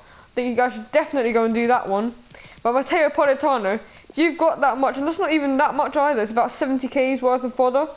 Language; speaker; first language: English; native; English